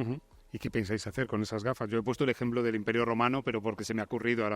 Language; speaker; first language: Spanish; native; Spanish